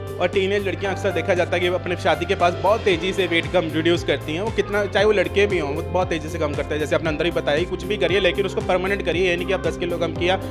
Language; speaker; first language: Hindi; non-native, local second language; Punjabi